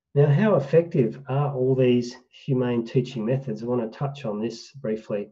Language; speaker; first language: English; native; English